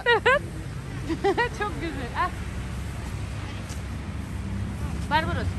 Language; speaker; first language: Turkish; non-native, learner; Russian